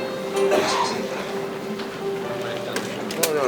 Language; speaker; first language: Spanish; native; Spanish